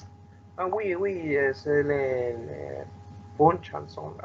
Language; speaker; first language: French; non-native, learner; Spanish